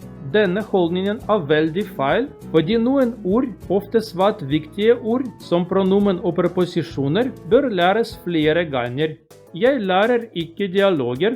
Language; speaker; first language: Norwegian; non-native, learner; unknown